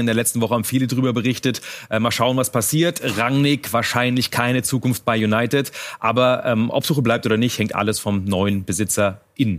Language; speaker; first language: German; native; German